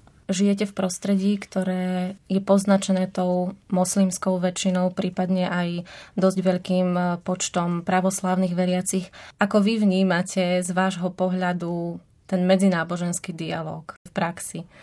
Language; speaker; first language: Slovak; native; Slovak